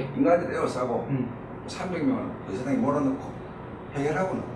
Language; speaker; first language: Korean; native; Korean